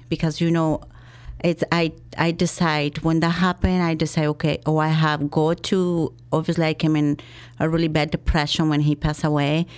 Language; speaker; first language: English; non-native, fluent; Spanish